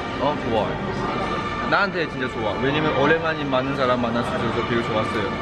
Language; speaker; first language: Korean; non-native, learner; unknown